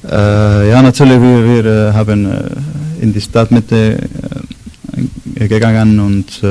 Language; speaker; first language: German; non-native, learner; Icelandic